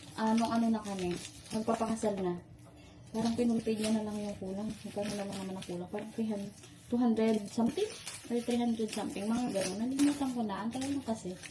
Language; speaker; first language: Filipino; native; Filipino